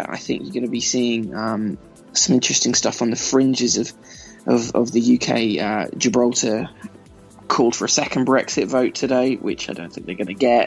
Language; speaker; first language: English; native; English